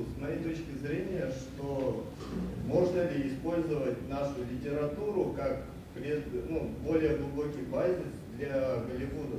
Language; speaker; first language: Russian; native; Russian